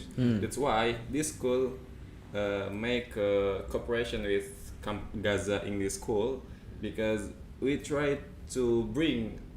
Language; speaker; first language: English; non-native, fluent; Indonesian